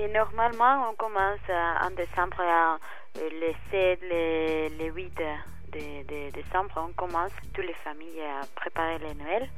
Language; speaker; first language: French; non-native, fluent; Spanish